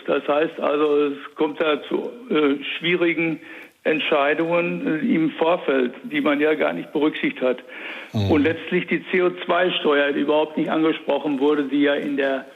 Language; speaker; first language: German; native; German